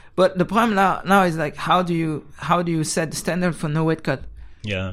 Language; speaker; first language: English; non-native, fluent; French